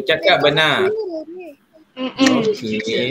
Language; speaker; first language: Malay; non-native, local second language; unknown